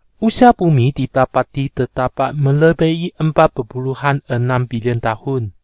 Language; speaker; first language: Malay; non-native, local second language; Chinese